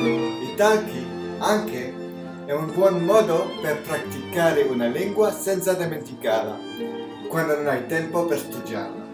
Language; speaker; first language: Italian; non-native, fluent; French